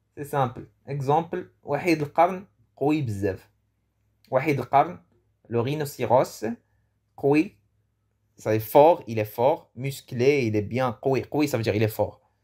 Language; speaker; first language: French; early bilingual, other home language; Arabic